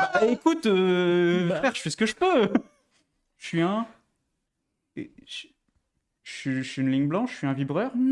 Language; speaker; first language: French; native; French